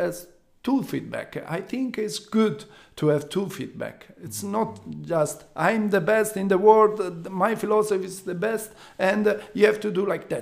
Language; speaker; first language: English; non-native, learner; Italian